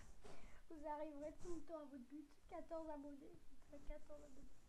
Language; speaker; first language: French; native; French